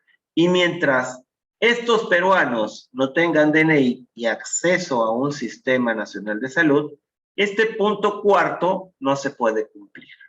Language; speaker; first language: Spanish; native; Spanish